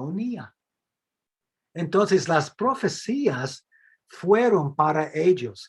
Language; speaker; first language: Spanish; non-native, fluent; English